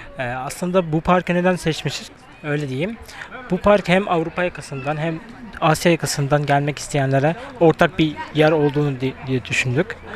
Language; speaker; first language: Turkish; non-native, fluent; Adyghe